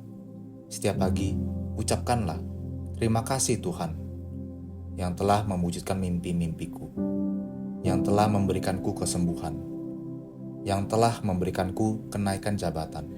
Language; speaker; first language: Indonesian; native; Indonesian